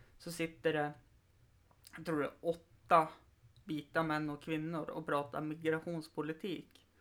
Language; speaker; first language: Swedish; native; Swedish